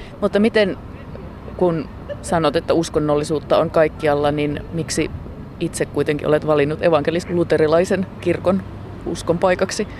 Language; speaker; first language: Finnish; native; Finnish